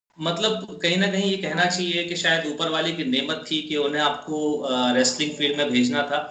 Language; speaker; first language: Hindi; native; Hindi